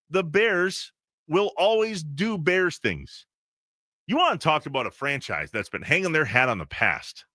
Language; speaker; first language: English; native; English